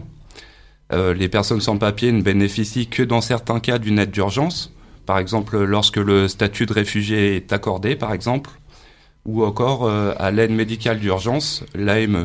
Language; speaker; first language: French; native; French